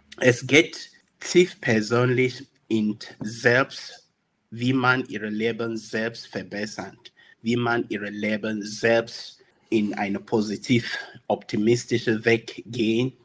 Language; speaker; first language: German; non-native, learner; English